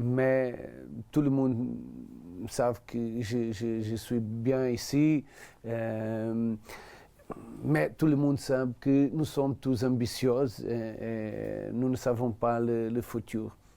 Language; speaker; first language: French; non-native, learner; Portuguese